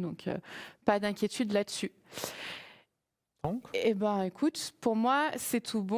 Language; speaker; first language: French; native; French